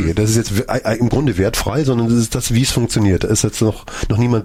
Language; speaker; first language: German; native; German